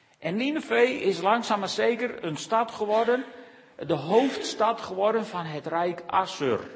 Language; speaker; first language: Dutch; native; Dutch